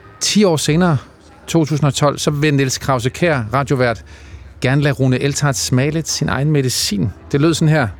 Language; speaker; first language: Danish; native; Danish